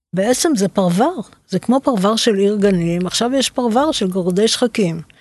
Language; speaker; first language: Hebrew; native; Hebrew